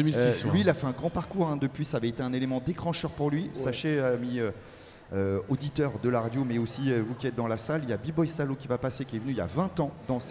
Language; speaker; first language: French; native; French